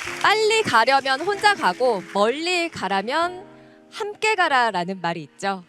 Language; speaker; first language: Korean; native; Korean